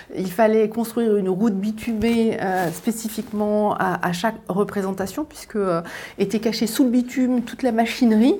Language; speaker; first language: French; native; French